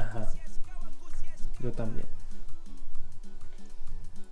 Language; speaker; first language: Spanish; non-native, learner; German